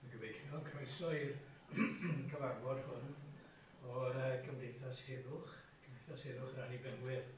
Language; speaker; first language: Welsh; native; Welsh